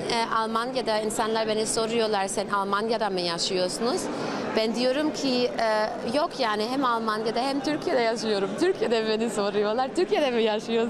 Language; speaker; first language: Turkish; early bilingual, heritage; German